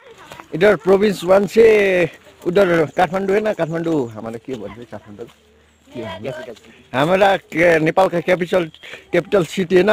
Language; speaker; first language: Hindi; non-native, learner; Nepali